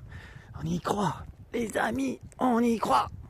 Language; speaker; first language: French; native; French